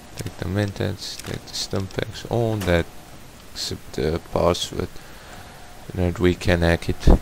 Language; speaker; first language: English; non-native, fluent; Afrikaans